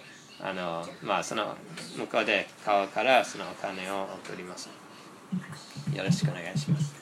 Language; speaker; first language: Japanese; non-native, fluent; English